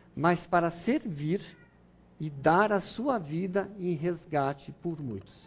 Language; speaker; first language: Portuguese; non-native, fluent; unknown